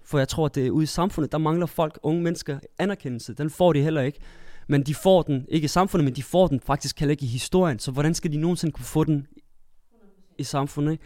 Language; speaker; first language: Danish; early bilingual, other home language; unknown